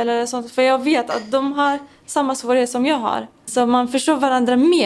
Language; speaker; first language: Swedish; non-native, local second language; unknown